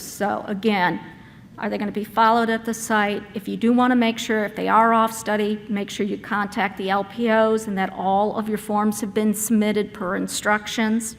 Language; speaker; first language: English; native; English